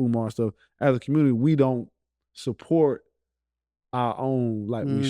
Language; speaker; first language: English; native; English